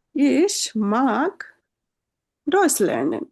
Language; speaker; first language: German; non-native, learner; Bangla